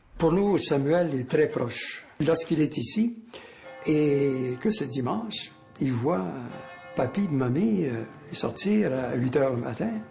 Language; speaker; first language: French; native; French